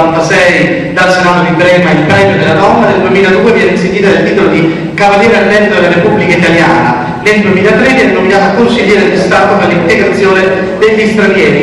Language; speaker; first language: Italian; native; Italian